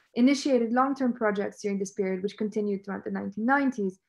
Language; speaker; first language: English; non-native, fluent; Romanian